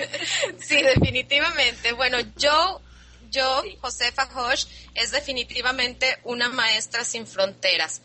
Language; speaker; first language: Spanish; native; Spanish